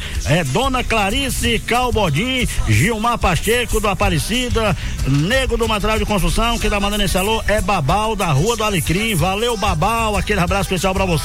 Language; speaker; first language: Portuguese; native; Portuguese